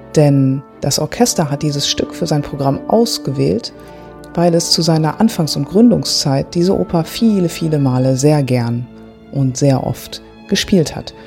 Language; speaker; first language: German; native; German